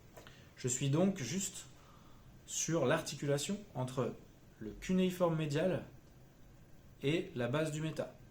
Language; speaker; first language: French; native; French